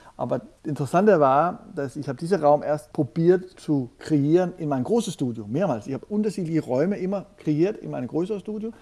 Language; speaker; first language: German; non-native, fluent; Danish